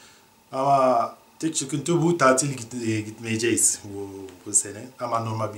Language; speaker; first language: Turkish; non-native, learner; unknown